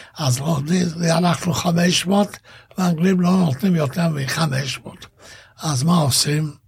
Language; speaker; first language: Hebrew; non-native, fluent; Hungarian